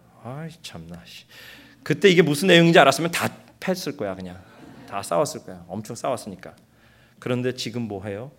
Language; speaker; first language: Korean; early bilingual, heritage; Korean